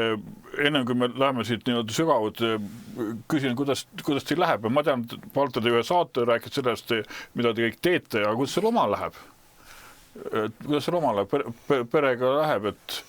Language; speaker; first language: Estonian; native; Estonian